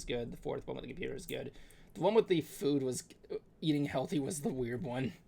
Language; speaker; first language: English; native; English